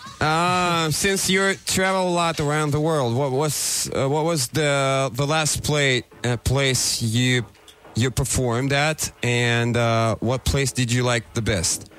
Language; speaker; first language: English; non-native, fluent; Russian